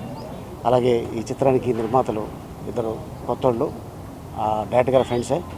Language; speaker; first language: Telugu; native; Telugu